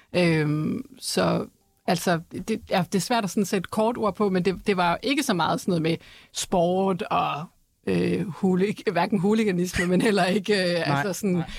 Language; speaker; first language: Danish; native; Danish